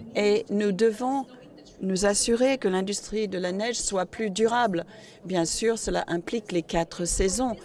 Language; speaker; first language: French; non-native, fluent; Cantonese